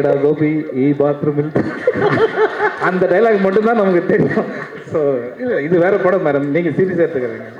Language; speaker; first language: Tamil; native; Tamil